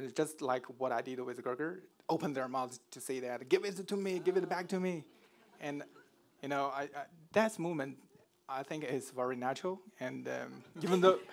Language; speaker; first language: English; non-native, fluent; Chinese